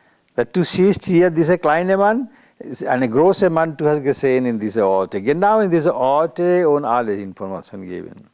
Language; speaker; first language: German; non-native, learner; Bangla